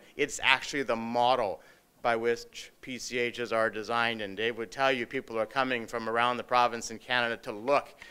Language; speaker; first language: English; native; English